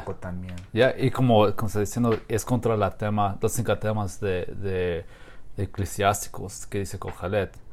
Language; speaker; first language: Spanish; non-native, learner; English